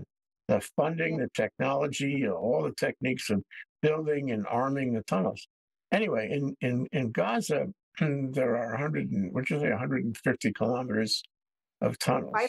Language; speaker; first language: English; native; English